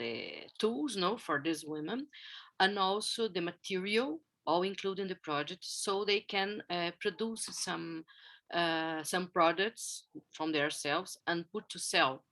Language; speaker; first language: English; non-native, fluent; Portuguese